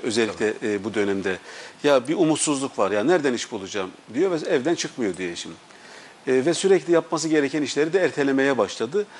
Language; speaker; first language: Turkish; native; Turkish